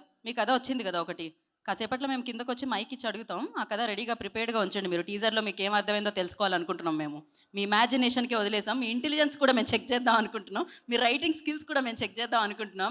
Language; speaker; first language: Telugu; native; Telugu